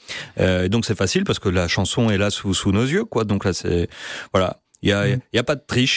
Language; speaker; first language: French; native; French